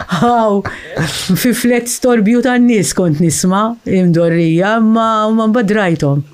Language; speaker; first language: Maltese; early bilingual, heritage; Maltese